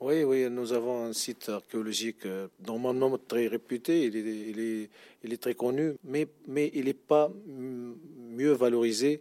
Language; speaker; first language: French; non-native, local second language; Arabic